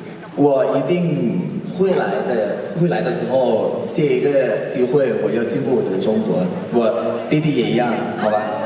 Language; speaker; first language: Chinese; non-native, learner; Thai